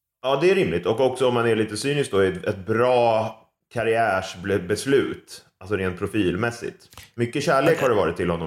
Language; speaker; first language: Swedish; native; Swedish